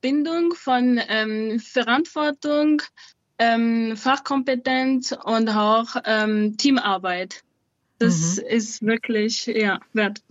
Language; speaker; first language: German; non-native, fluent; Malagasy